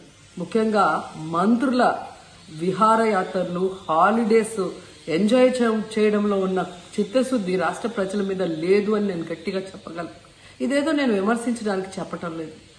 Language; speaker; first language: Telugu; native; Telugu